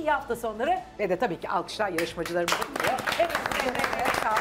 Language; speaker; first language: Turkish; native; Turkish